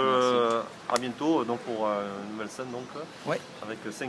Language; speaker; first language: French; native; French